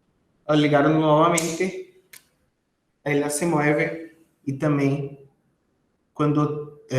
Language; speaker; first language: Spanish; non-native, fluent; Portuguese